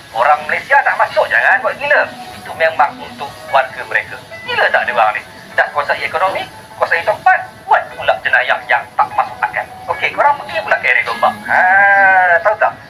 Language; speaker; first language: Malay; native; Malay